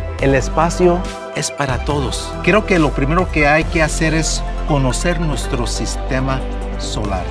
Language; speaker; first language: Spanish; early bilingual, heritage; Spanish